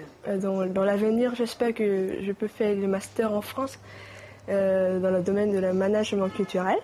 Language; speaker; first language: French; non-native, local second language; Vietnamese